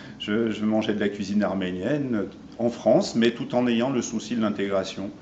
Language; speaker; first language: French; early bilingual, other home language; Armenian